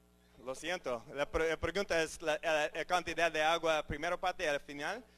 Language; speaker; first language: Spanish; non-native, learner; English